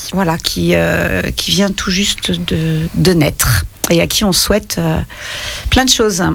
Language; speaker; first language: French; native; French